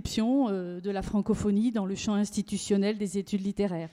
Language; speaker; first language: French; native; French